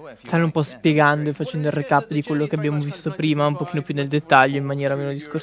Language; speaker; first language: Italian; native; Italian